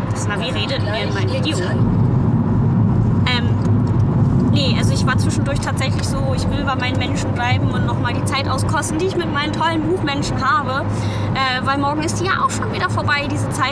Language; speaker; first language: German; native; German